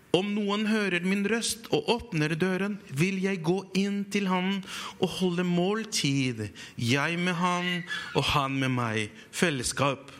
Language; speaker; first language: Norwegian; non-native, fluent; Spanish